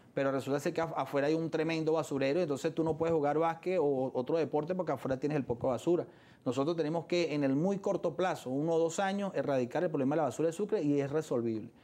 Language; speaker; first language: Spanish; native; Spanish